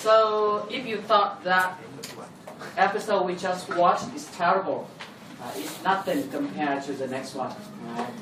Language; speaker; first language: English; non-native, fluent; Vietnamese